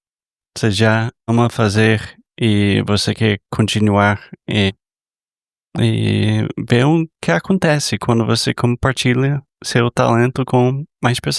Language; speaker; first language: Portuguese; non-native, fluent; English